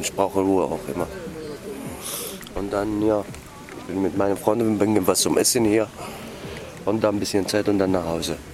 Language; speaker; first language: German; non-native, learner; Arabic